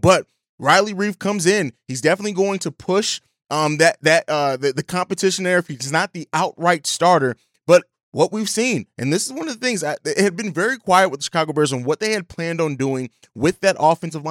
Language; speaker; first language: English; native; English